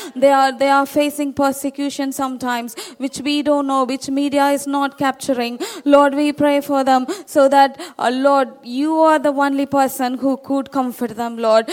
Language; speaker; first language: English; non-native, local second language; Tamil